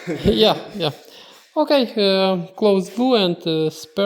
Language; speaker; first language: English; non-native, learner; Ukrainian